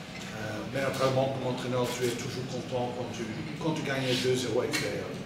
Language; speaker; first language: French; non-native, learner; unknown